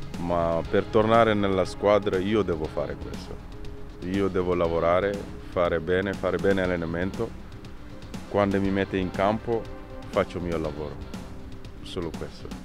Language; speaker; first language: Italian; non-native, learner; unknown